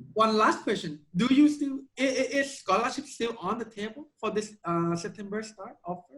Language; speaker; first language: English; non-native, fluent; Thai